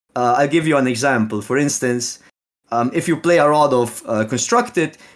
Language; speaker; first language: English; non-native, fluent; Slovenian